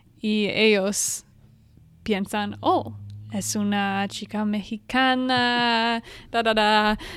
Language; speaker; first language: Spanish; non-native, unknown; English